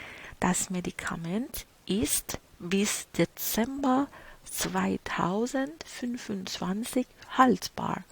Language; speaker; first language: German; non-native, fluent; Persian